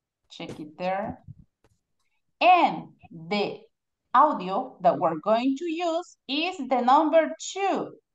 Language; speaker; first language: English; non-native, fluent; Spanish